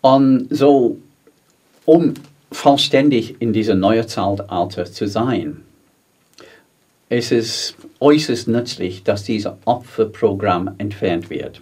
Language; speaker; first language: German; non-native, fluent; English